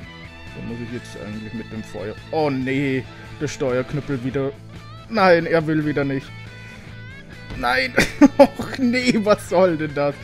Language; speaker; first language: German; native; German